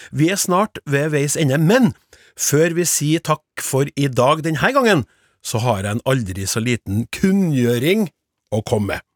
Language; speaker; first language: Norwegian; native; Norwegian